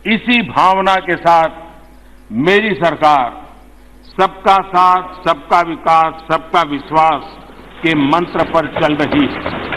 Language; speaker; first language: Hindi; native; Hindi